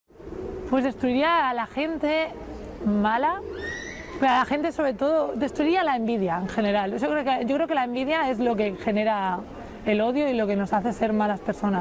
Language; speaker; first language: Spanish; native; Spanish